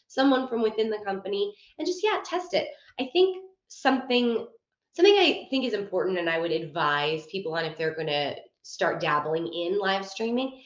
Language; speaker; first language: English; native; English